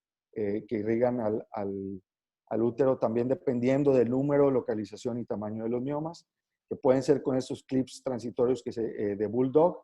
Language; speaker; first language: Spanish; native; Spanish